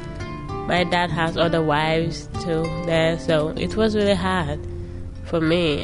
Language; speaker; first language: English; non-native, local second language; Mandingo